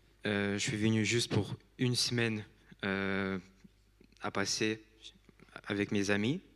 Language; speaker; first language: French; non-native, fluent; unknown